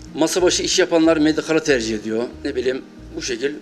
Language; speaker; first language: Turkish; native; Turkish